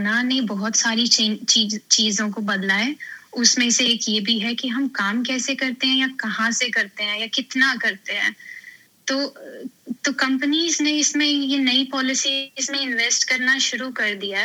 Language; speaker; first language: English; non-native, local second language; Hindi